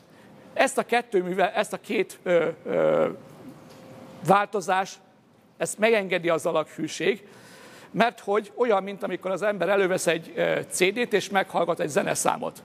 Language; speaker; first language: Hungarian; native; Hungarian